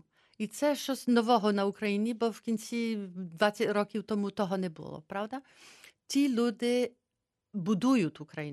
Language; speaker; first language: Ukrainian; early bilingual, heritage; Ukrainian